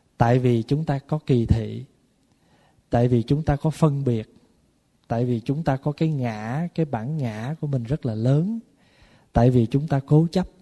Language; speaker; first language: Vietnamese; early bilingual, other home language; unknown